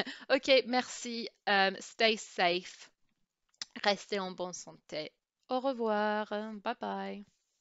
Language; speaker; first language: French; non-native, fluent; English